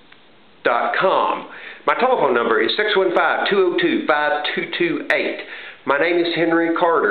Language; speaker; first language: English; native; English